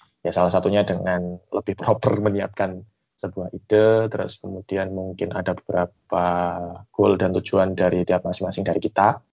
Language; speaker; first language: Indonesian; native; Indonesian